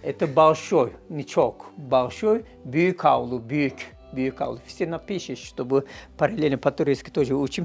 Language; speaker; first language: Russian; non-native, learner; Turkish